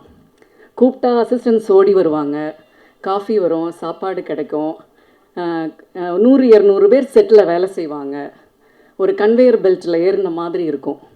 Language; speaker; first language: Tamil; native; Tamil